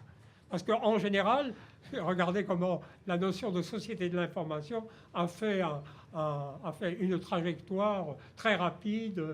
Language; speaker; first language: French; native; French